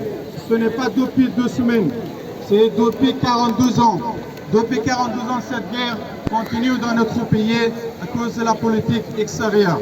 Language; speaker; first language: French; non-native, fluent; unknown